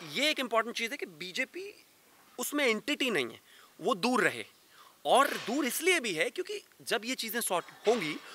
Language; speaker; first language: Hindi; native; Hindi